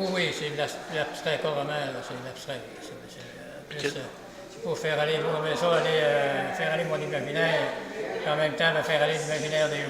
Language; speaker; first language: French; native; French